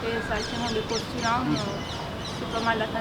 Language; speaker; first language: French; non-native, fluent; Spanish